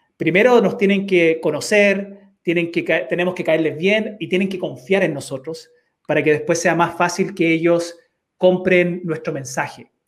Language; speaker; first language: Spanish; early bilingual, heritage; Spanish